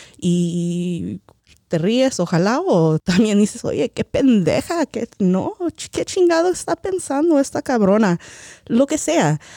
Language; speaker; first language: Spanish; early bilingual, heritage; Spanish